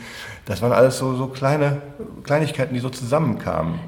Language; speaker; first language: German; native; German